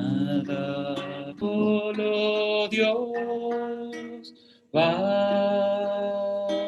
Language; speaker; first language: Spanish; native; Spanish